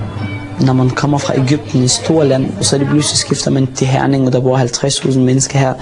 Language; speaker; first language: Danish; non-native, fluent; Arabic